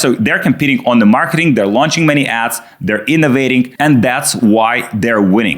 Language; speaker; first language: English; non-native, fluent; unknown